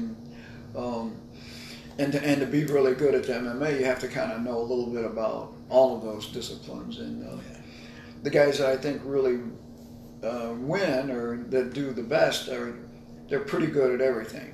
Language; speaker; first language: English; native; English